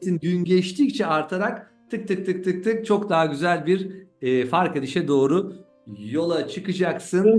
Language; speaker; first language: Turkish; native; Turkish